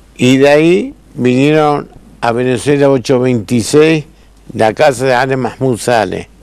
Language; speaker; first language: Spanish; native; Spanish